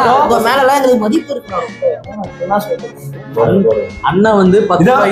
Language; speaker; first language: Tamil; native; Tamil